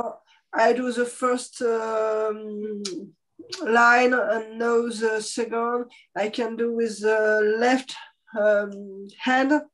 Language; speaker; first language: English; non-native, fluent; French